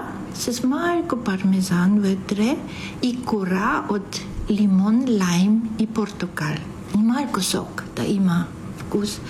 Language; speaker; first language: Bulgarian; non-native, fluent; Italian